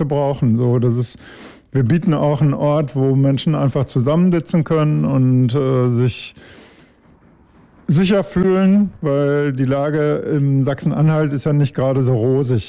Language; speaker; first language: German; native; German